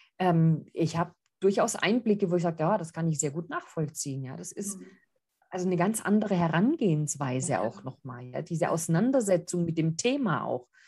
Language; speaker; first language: German; early bilingual, other home language; Greek